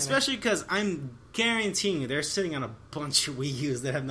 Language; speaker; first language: English; native; English